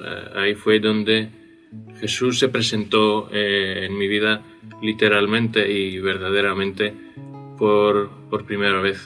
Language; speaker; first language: Spanish; non-native, fluent; Greek